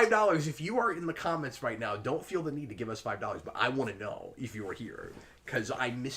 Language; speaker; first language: English; native; English